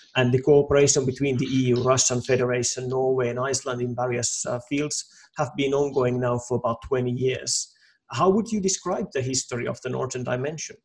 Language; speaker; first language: English; non-native, fluent; Finnish